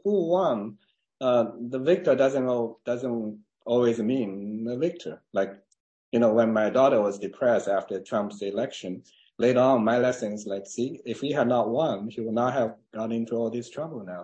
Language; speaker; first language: English; non-native, fluent; Chinese